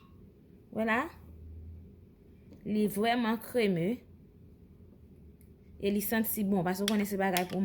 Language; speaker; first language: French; non-native, local second language; Haitian Creole